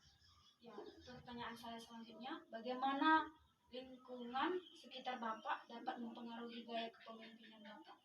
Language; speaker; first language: Indonesian; native; Indonesian